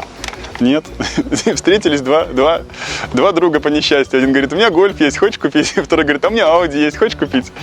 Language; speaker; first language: Russian; native; Russian